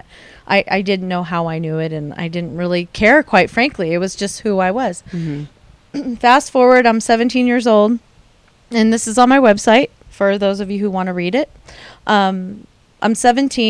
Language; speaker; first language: English; native; English